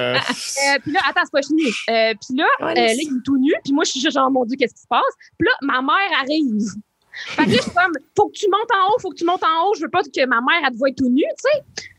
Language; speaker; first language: French; native; French